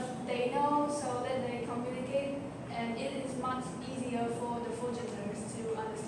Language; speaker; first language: English; non-native, learner; Vietnamese